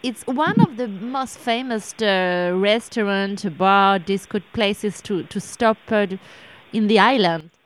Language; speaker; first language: English; non-native, learner; French